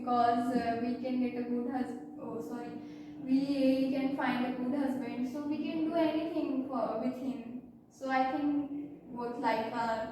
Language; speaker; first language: English; non-native, learner; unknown